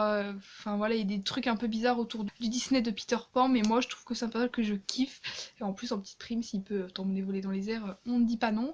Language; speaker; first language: French; native; French